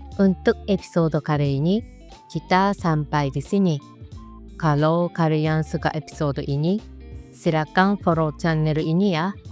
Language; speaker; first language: Indonesian; non-native, fluent; Japanese